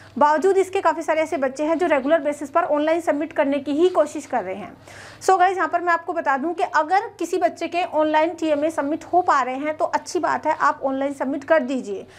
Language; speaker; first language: Hindi; native; Hindi